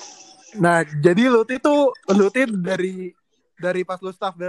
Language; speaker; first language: Indonesian; native; Indonesian